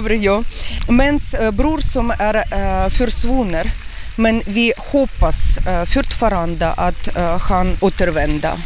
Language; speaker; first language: Swedish; non-native, learner; Ukrainian